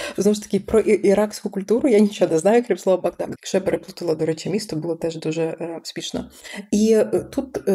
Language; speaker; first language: Ukrainian; early bilingual, other home language; Persian